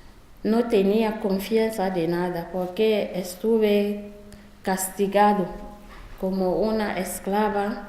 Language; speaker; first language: Spanish; non-native, learner; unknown